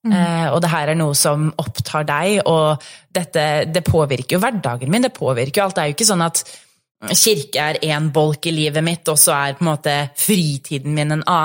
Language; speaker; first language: Norwegian; native; Norwegian